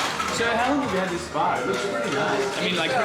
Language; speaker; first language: English; native; English